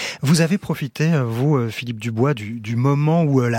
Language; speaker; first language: French; native; French